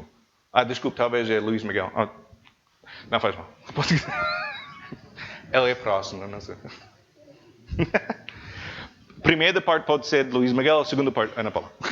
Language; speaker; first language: Portuguese; non-native, learner; English